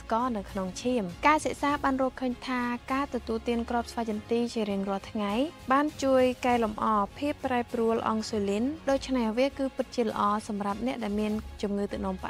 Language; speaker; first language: Khmer; native; Khmer